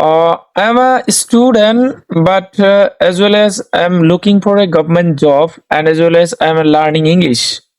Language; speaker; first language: English; non-native, learner; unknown